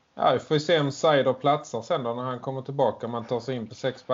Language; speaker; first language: Swedish; native; Swedish